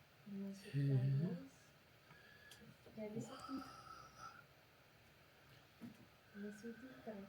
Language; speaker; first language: French; native; French